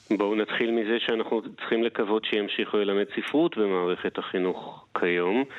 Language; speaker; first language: Hebrew; native; Hebrew